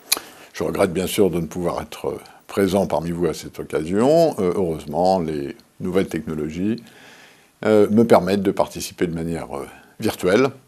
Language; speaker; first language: French; native; French